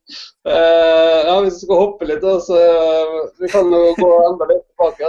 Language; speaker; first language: Norwegian; native; Norwegian